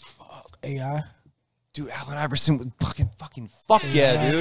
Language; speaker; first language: English; native; English